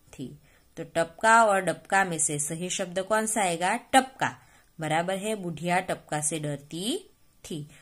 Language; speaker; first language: Hindi; non-native, local second language; Gujarati